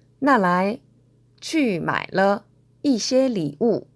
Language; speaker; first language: Chinese; non-native, fluent; Korean